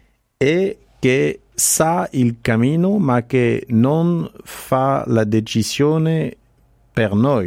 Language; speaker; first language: Italian; non-native, fluent; French